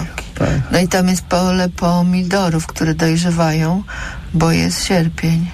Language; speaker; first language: Polish; native; Polish